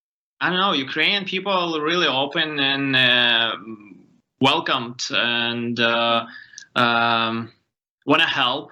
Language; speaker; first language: English; non-native, learner; Ukrainian